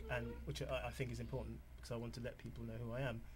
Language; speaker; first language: English; native; English